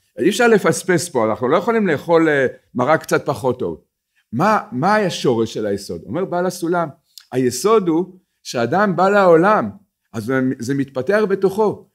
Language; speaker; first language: Hebrew; native; Hebrew